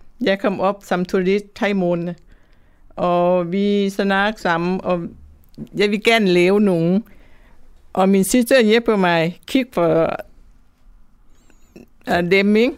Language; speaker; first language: Danish; non-native, learner; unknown